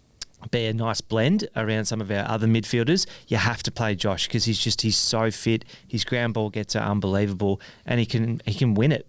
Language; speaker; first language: English; native; English